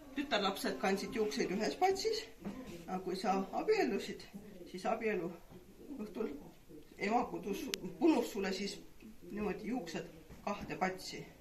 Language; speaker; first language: Estonian; native; Estonian